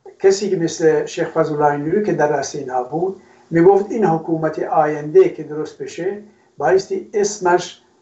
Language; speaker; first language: Persian; non-native, local second language; Kurdish